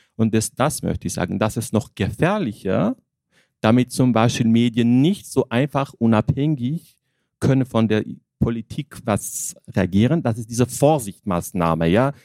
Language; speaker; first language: German; non-native, fluent; Armenian